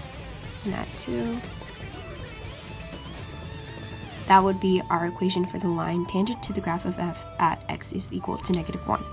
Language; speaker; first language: English; native; English